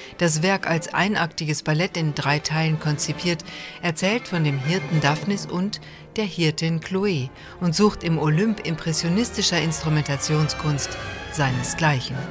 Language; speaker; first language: German; native; German